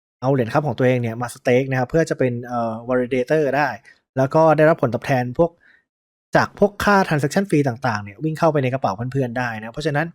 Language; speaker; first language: Thai; native; Thai